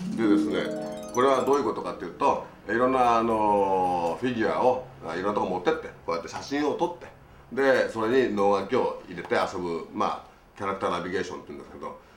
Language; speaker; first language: Japanese; native; Japanese